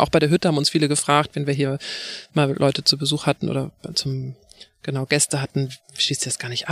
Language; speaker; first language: German; native; German